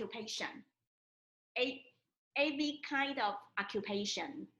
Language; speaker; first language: English; non-native, learner; Chinese